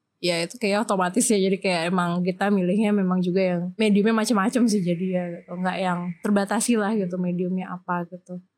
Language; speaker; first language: Indonesian; native; Indonesian